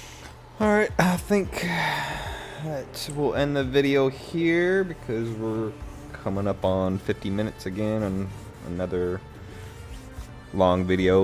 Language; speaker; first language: English; native; English